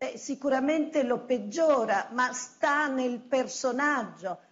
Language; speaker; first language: Italian; native; Italian